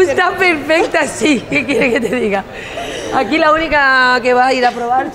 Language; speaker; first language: Spanish; native; Spanish